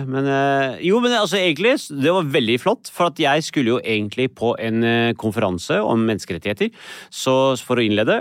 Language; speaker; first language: Norwegian; early bilingual, other home language; Urdu